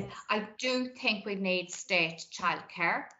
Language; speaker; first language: English; native; English